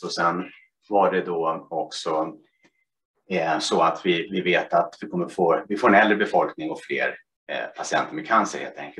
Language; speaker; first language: Swedish; native; Swedish